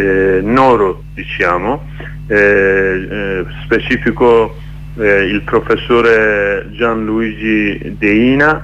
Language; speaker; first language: Italian; non-native, learner; Kurdish